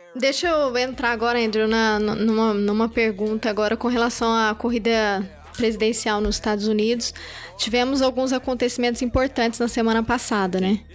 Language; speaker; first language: Portuguese; native; Portuguese